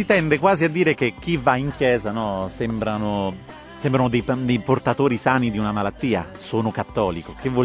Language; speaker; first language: Italian; native; Italian